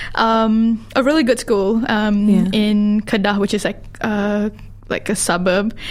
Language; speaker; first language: English; early bilingual, other home language; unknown